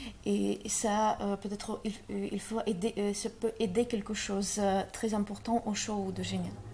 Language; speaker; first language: French; non-native, learner; Russian